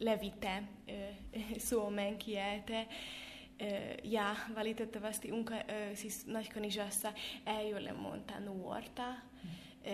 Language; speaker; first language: Finnish; non-native, fluent; Hungarian